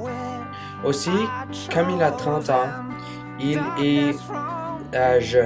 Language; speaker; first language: French; non-native, learner; English